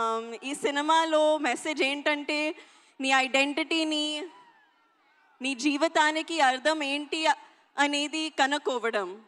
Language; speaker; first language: Telugu; non-native, learner; Hindi